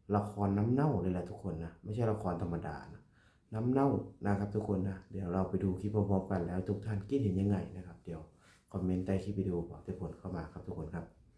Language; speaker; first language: Thai; native; Thai